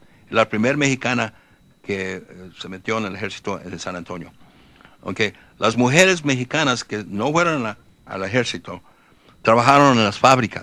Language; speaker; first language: Spanish; early bilingual, heritage; Spanish